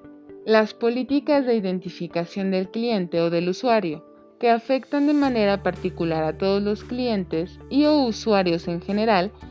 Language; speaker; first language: Spanish; native; Spanish